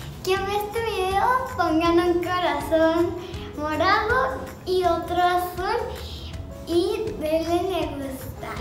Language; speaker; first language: Spanish; native; Spanish